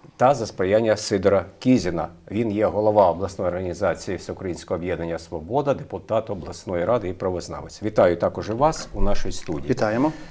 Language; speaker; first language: Ukrainian; native; Ukrainian